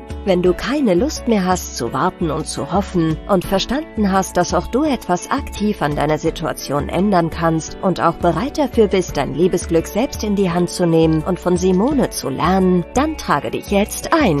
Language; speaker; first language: German; native; German